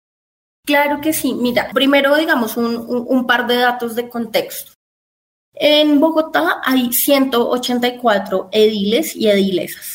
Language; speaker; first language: Spanish; native; Spanish